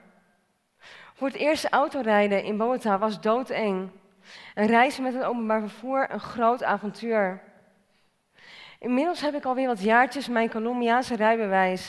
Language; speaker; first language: Dutch; native; Dutch